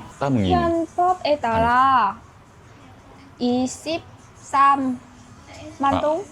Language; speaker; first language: Korean; non-native, learner; Vietnamese